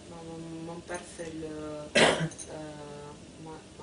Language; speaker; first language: French; non-native, fluent; Italian